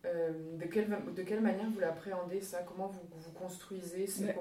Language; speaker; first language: French; native; French